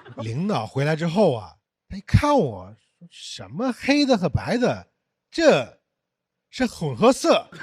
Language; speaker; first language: Chinese; non-native, fluent; English